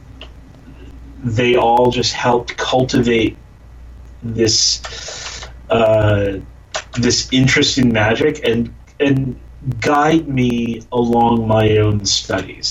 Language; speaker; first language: English; native; English